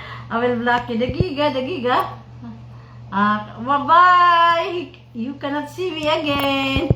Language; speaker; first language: English; non-native, local second language; Filipino